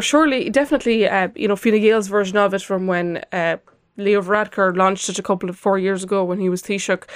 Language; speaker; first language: English; non-native, fluent; Lithuanian